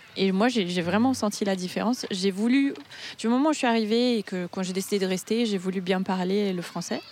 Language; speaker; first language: French; non-native, fluent; Portuguese